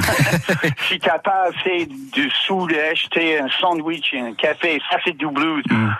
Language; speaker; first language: French; non-native, learner; English